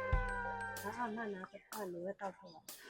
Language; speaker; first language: Chinese; native; Chinese